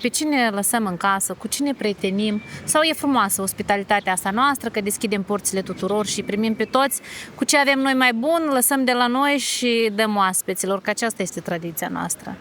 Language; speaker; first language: Romanian; native; Romanian